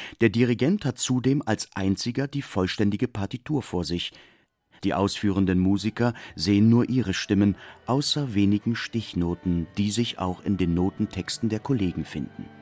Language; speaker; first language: German; native; German